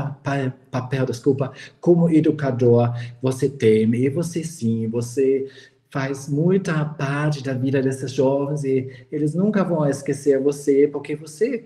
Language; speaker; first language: Portuguese; non-native, fluent; German